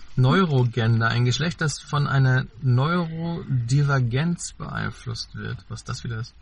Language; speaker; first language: German; native; German